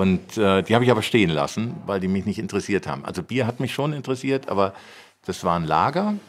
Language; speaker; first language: German; native; German